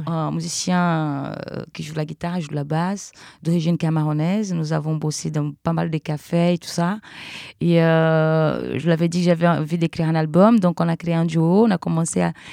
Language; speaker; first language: French; non-native, fluent; Portuguese